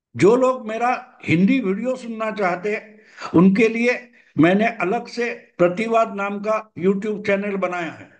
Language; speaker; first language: Hindi; non-native, local second language; Marathi